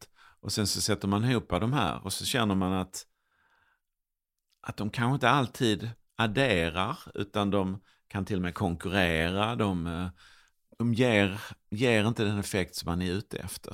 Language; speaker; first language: Swedish; native; Swedish